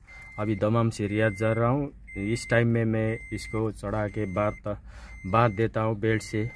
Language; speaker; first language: Hindi; non-native, learner; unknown